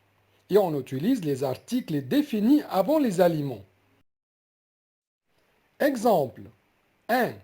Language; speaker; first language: French; non-native, fluent; Arabic